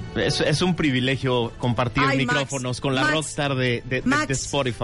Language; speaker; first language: Spanish; native; Spanish